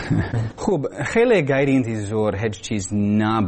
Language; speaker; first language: Persian; non-native, learner; English